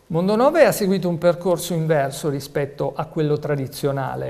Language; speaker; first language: Italian; native; Italian